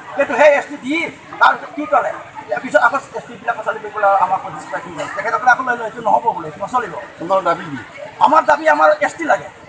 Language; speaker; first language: Assamese; non-native, local second language; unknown